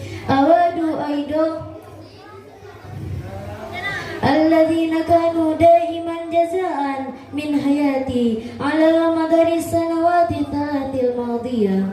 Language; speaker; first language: Arabic; non-native, learner; Indonesian